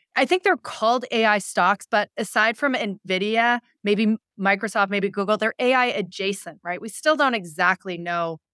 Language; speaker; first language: English; native; English